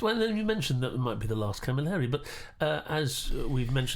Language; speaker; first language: English; native; English